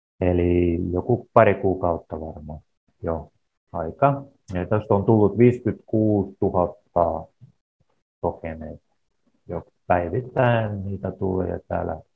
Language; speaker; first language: Finnish; non-native, learner; Russian